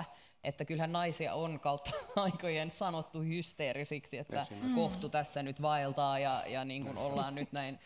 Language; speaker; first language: Finnish; native; Finnish